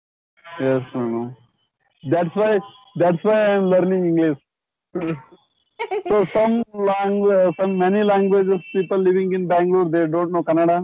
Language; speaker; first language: English; non-native, learner; Kannada